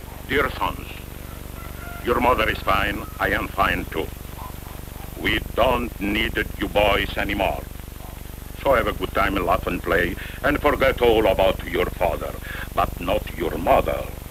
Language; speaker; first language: English; non-native, fluent; Italian